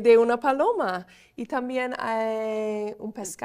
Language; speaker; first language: Spanish; non-native, fluent; English